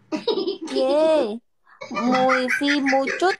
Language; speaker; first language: Vietnamese; non-native, learner; Indonesian